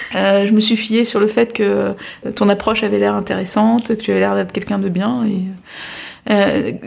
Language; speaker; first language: French; native; French